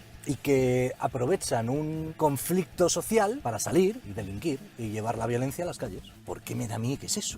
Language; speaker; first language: Spanish; native; Spanish